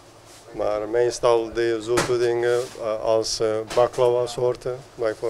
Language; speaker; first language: Dutch; non-native, learner; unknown